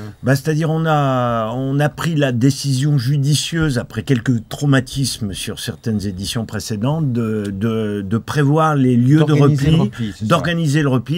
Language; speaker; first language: French; native; French